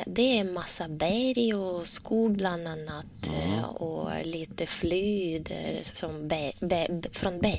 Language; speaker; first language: Swedish; non-native, learner; Russian